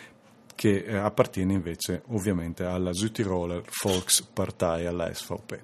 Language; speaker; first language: Italian; native; Italian